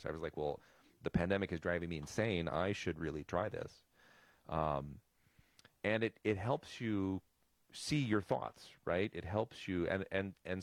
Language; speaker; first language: English; native; English